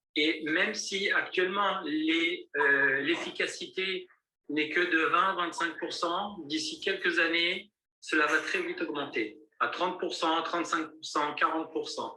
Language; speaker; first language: French; native; French